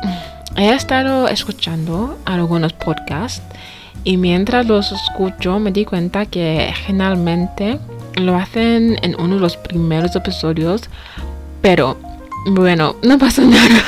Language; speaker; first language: Spanish; non-native, fluent; English